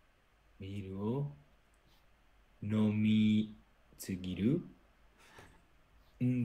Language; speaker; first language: Japanese; non-native, learner; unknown